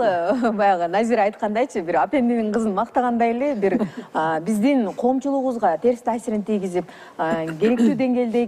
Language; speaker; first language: Kyrgyz; native; Kyrgyz